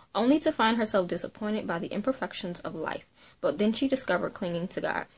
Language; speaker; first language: English; native; English